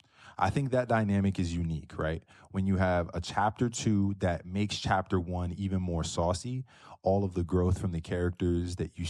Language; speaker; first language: English; native; English